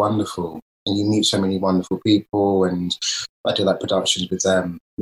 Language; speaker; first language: English; native; English